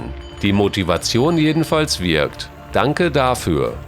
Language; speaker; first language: German; native; German